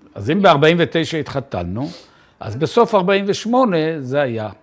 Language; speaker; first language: Hebrew; native; Hebrew